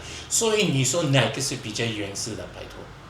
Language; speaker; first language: Chinese; non-native, fluent; English